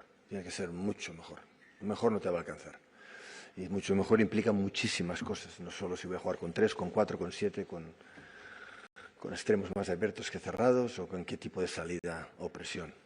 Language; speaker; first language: Spanish; native; Spanish